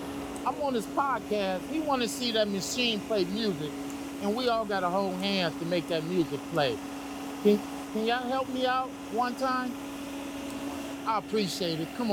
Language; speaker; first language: English; native; English